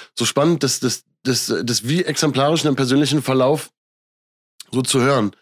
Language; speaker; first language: German; native; German